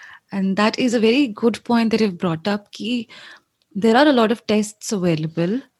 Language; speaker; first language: English; non-native, local second language; Hindi